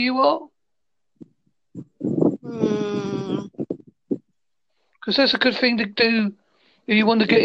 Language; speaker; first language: English; native; English